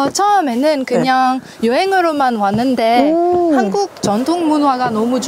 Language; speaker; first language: Korean; non-native, learner; French